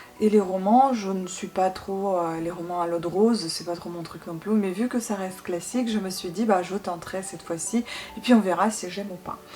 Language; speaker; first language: French; non-native, fluent; Russian